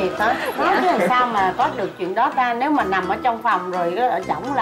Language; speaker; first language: Vietnamese; native; Vietnamese